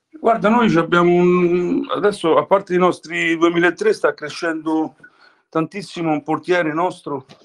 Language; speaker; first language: Italian; native; Italian